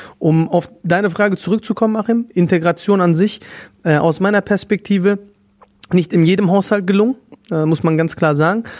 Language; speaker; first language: German; native; German